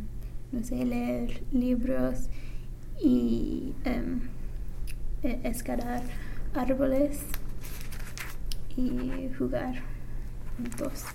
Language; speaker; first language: Spanish; non-native, learner; English